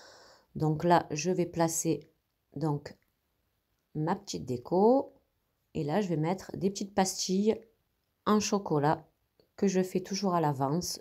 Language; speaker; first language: French; native; French